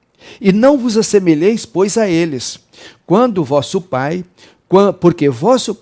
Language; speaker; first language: Portuguese; native; Portuguese